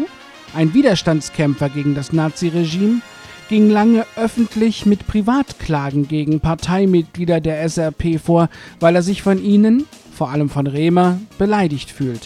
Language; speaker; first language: German; native; German